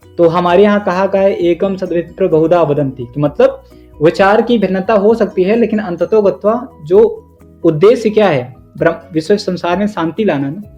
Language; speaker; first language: Hindi; native; Hindi